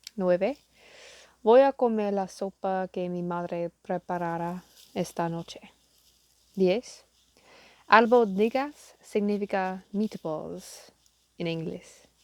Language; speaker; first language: Spanish; non-native, learner; English